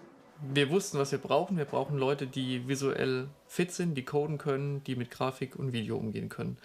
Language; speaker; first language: German; native; German